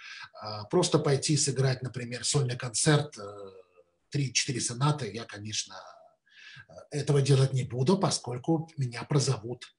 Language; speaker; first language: Russian; native; Russian